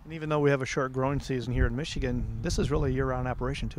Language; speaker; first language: English; native; English